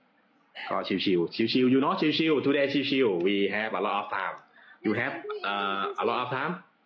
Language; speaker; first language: English; non-native, learner; Thai